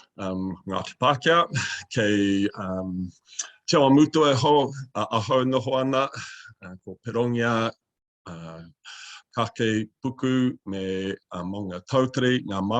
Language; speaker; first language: Māori; non-native, learner; English